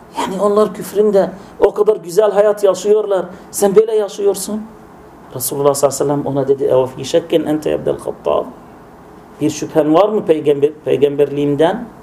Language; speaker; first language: Turkish; non-native, fluent; Arabic